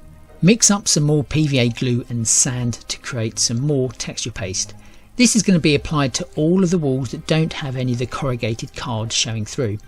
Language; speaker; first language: English; native; English